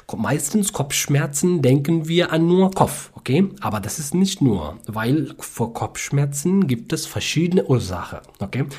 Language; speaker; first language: German; non-native, learner; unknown